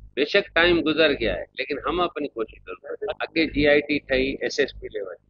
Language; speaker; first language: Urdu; non-native, local second language; Sindhi